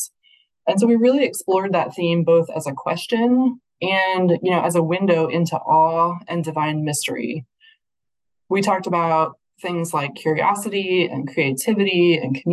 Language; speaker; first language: English; native; English